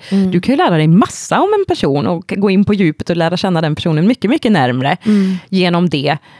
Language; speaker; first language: Swedish; native; Swedish